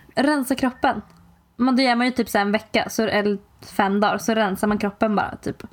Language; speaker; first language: Swedish; native; Swedish